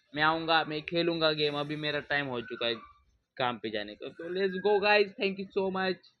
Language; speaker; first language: Hindi; non-native, local second language; Marathi